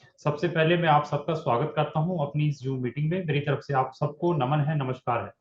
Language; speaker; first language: Hindi; non-native, local second language; Punjabi